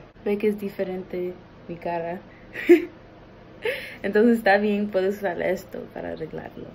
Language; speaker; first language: Spanish; early bilingual, heritage; Spanish